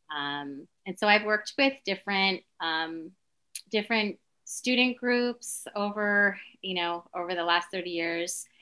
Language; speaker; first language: English; native; English